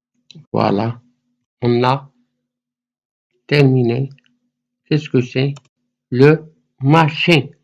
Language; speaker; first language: French; non-native, fluent; Arabic